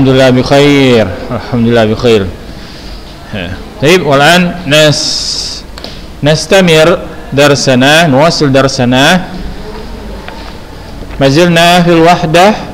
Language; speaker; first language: Arabic; non-native, fluent; Indonesian